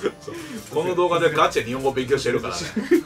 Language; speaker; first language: Japanese; native; Japanese